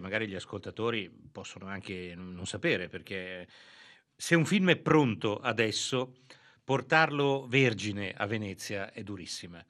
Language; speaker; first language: Italian; native; Italian